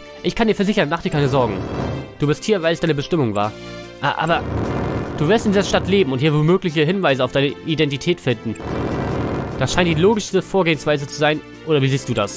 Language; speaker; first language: German; native; German